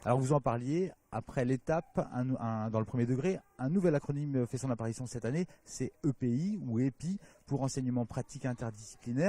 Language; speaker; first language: French; native; French